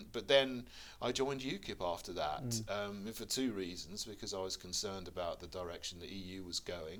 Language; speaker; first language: English; native; English